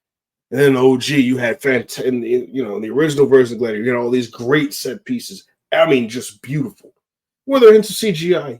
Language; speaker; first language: English; native; English